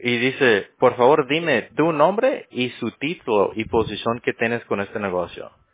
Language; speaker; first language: Spanish; early bilingual, heritage; Spanish